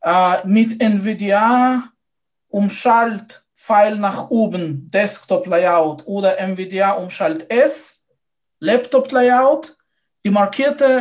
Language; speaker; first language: German; non-native, fluent; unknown